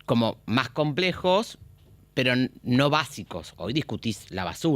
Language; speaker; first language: Spanish; native; Spanish